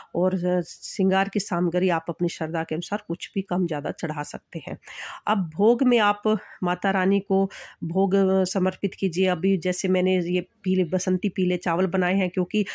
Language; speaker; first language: Hindi; native; Hindi